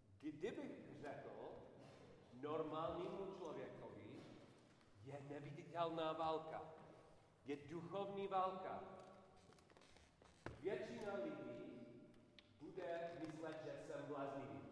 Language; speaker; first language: Czech; non-native, learner; English